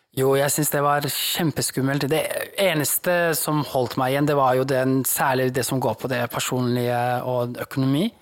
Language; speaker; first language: Norwegian; early bilingual, other home language; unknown